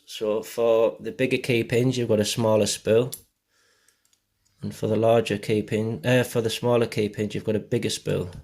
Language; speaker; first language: English; native; English